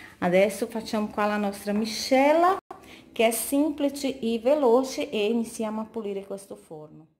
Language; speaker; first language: Italian; non-native, fluent; Portuguese